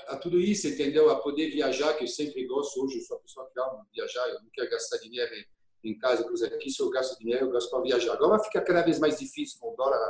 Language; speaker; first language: Portuguese; non-native, fluent; French